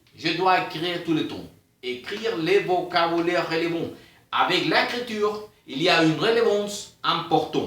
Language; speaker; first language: French; non-native, fluent; Spanish